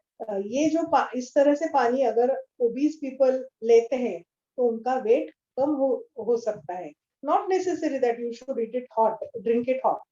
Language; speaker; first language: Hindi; non-native, local second language; Marathi